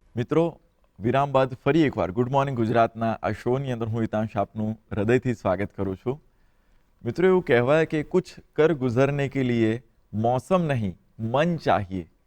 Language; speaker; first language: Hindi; non-native, local second language; Gujarati